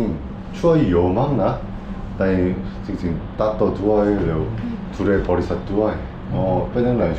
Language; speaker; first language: Thai; non-native, learner; Korean